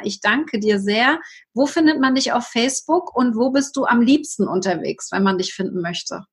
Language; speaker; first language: German; native; German